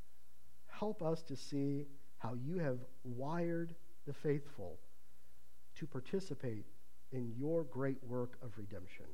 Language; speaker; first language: English; native; English